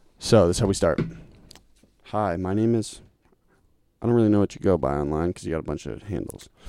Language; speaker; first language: English; native; English